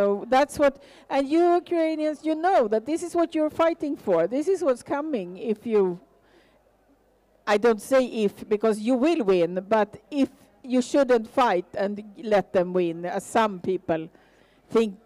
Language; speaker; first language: English; non-native, fluent; Swedish